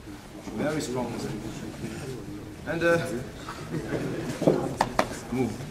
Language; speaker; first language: English; non-native, learner; German